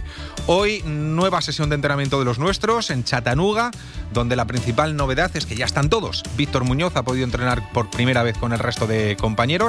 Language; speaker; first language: Spanish; native; Spanish